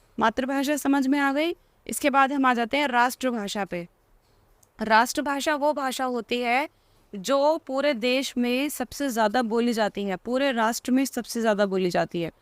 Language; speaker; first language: Hindi; native; Hindi